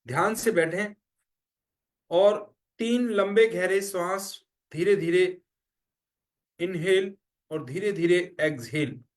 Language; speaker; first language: Hindi; native; Hindi